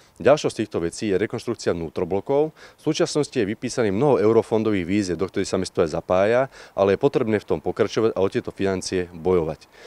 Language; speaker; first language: Slovak; native; Slovak